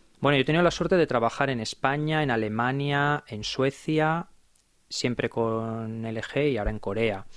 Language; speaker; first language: Spanish; native; Spanish